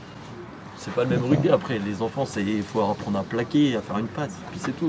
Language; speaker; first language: French; native; French